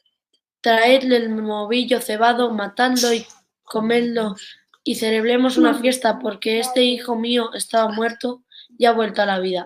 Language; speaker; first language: Spanish; native; Spanish